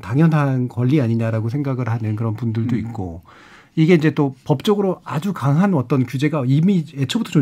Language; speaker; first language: Korean; native; Korean